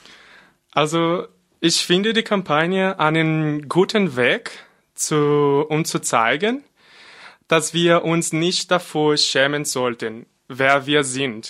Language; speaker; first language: German; non-native, fluent; Portuguese